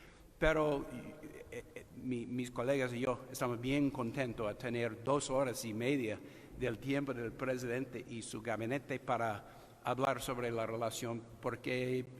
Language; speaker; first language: Spanish; non-native, fluent; English